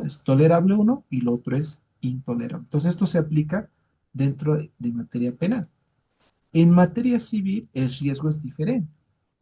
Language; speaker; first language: Spanish; native; Spanish